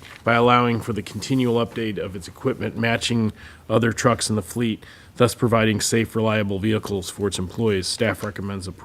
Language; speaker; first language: English; native; English